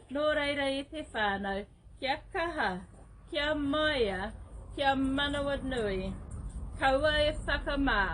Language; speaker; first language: Māori; non-native, local second language; English